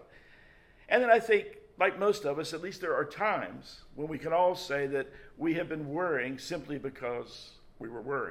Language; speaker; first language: English; native; English